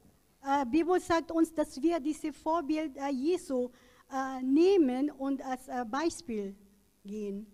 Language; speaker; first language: German; non-native, learner; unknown